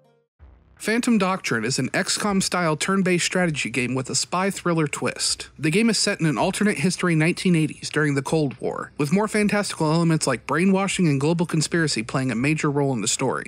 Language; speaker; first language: English; native; English